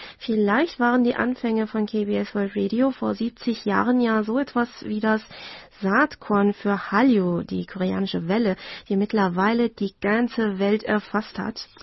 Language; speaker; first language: German; native; German